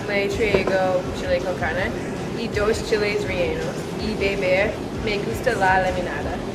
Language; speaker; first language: Spanish; non-native, learner; English